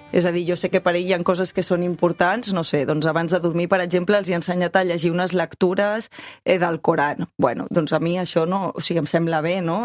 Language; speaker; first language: Catalan; native; Catalan